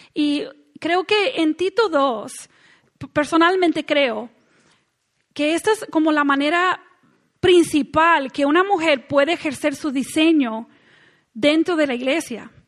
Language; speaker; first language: Spanish; non-native, fluent; English